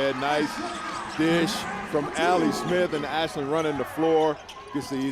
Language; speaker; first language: English; native; English